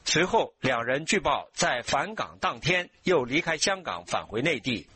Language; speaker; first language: Chinese; native; Chinese